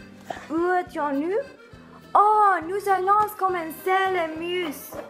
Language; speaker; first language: French; non-native, learner; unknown